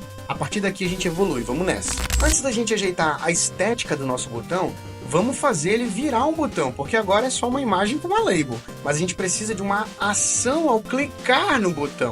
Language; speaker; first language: Portuguese; native; Portuguese